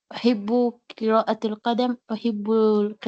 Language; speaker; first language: Arabic; non-native, learner; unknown